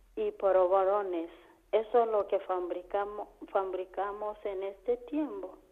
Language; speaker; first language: Spanish; non-native, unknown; Kamba